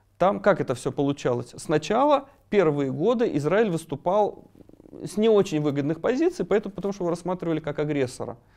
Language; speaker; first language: Russian; native; Russian